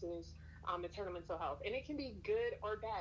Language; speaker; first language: English; native; English